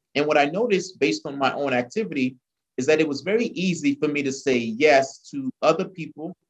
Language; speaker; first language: English; early bilingual, other home language; Haitian Creole